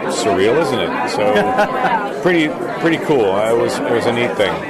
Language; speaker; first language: English; native; English